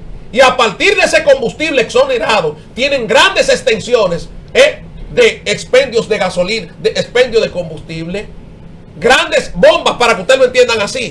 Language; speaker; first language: Spanish; native; Spanish